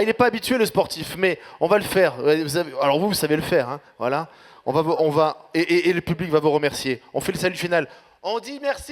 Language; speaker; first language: French; native; French